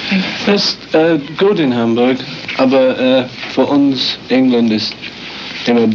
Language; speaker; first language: German; non-native, learner; English